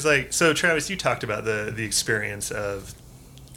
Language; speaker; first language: English; native; English